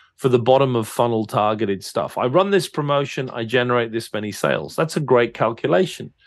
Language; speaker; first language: English; native; English